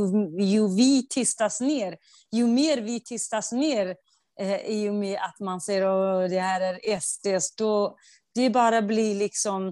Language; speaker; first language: Swedish; non-native, fluent; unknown